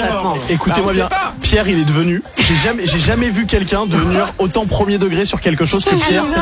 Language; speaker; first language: French; native; French